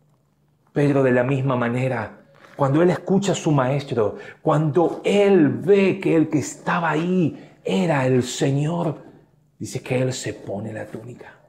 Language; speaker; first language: Spanish; native; Spanish